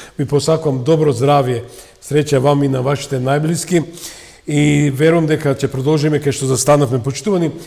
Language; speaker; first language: Macedonian; native; Macedonian